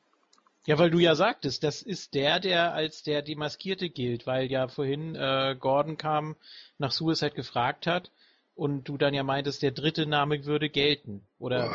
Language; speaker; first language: German; native; German